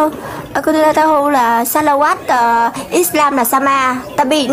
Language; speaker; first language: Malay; non-native, learner; Vietnamese